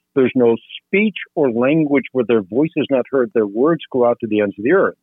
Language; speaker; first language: English; non-native, fluent; Dutch